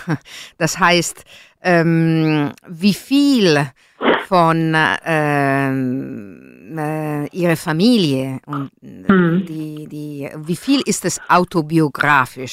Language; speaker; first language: German; non-native, learner; Italian